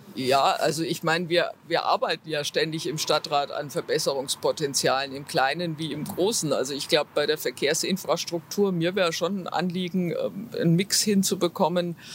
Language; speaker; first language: German; native; German